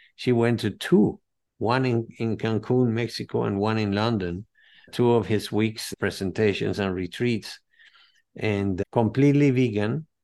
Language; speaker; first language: English; non-native, fluent; Spanish